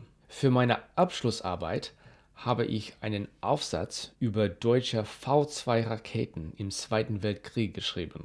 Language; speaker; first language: German; non-native, fluent; English